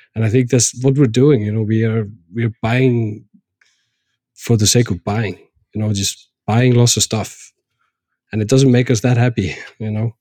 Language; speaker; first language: English; non-native, fluent; Icelandic